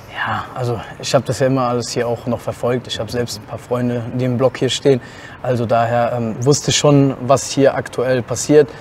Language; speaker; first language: German; native; German